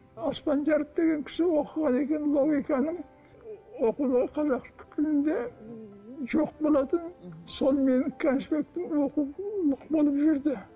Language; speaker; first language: Kazakh; native; Kazakh